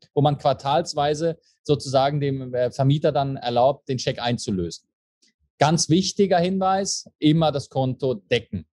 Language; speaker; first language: German; native; German